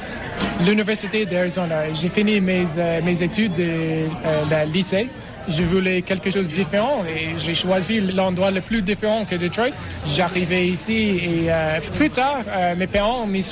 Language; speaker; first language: French; non-native, learner; English